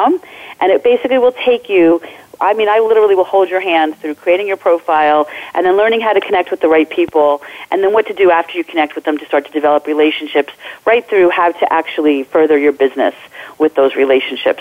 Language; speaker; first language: English; native; English